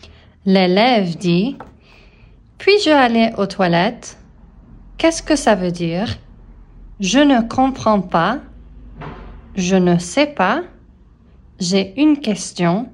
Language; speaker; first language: French; non-native, fluent; English